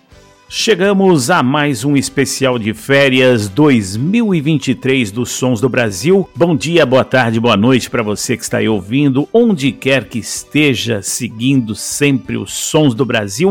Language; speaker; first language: Portuguese; native; Portuguese